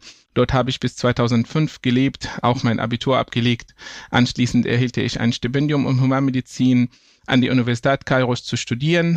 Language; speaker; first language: German; non-native, fluent; Arabic